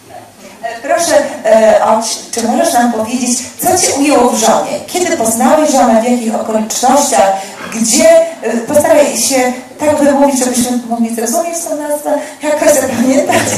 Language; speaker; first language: Polish; native; Polish